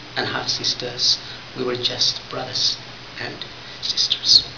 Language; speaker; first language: English; non-native, fluent; Tigrinya